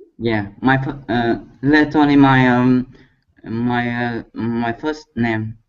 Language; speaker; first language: English; non-native, learner; Vietnamese